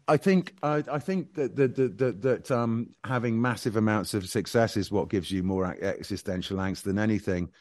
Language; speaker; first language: English; native; English